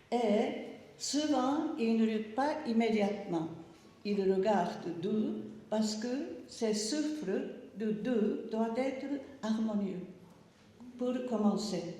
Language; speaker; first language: French; non-native, learner; Japanese